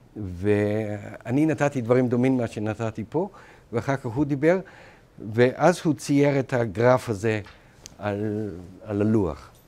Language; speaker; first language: Hebrew; non-native, fluent; German